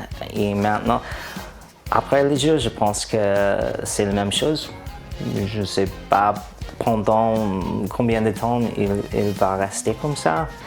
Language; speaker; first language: French; non-native, learner; English